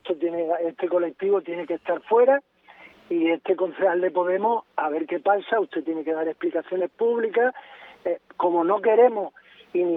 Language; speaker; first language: Spanish; native; Spanish